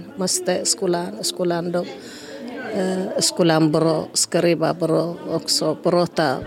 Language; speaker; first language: Swedish; non-native, learner; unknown